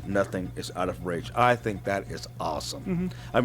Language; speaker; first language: English; native; English